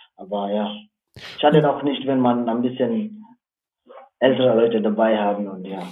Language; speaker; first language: German; non-native, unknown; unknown